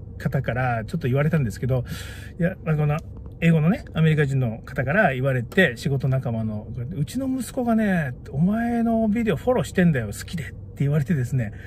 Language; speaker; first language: Japanese; native; Japanese